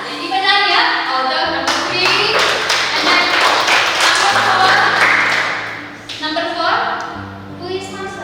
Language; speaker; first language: English; non-native, fluent; Indonesian